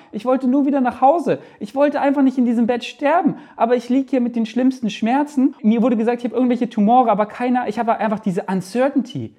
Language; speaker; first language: German; native; German